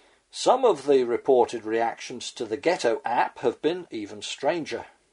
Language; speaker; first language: English; native; English